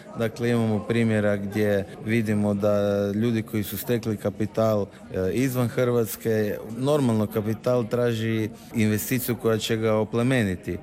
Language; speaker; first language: Croatian; native; Croatian